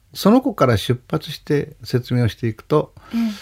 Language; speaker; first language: Japanese; native; Japanese